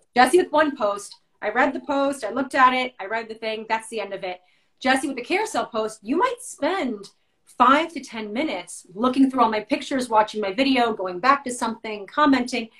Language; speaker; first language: English; native; English